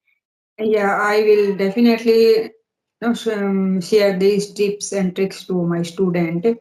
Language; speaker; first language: English; non-native, learner; Hindi